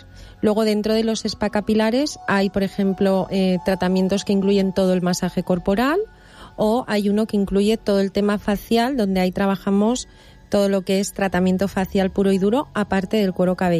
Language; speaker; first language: Spanish; native; Spanish